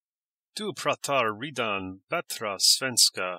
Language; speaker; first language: Swedish; non-native, learner; English